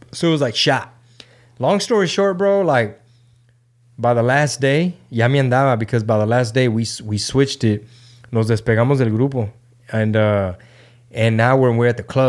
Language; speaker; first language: English; early bilingual, other home language; Spanish